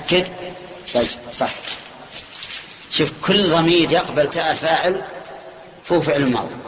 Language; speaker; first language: Arabic; native; Arabic